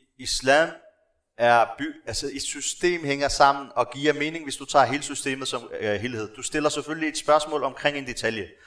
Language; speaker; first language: Danish; non-native, local second language; Arabic